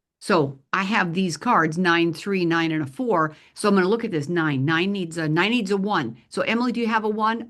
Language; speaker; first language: English; native; English